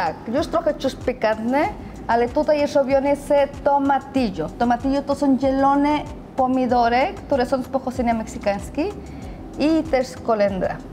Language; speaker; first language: Polish; non-native, learner; Spanish